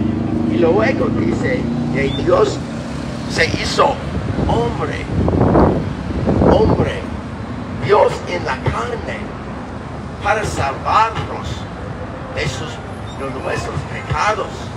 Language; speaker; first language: Spanish; non-native, learner; English